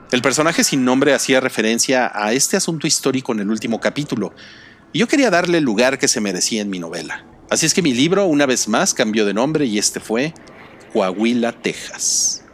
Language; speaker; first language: Spanish; native; Spanish